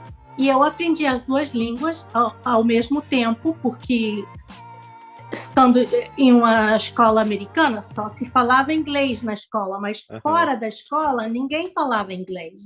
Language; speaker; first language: Portuguese; non-native, local second language; Spanish